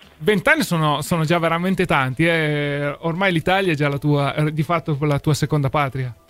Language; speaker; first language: Italian; native; Italian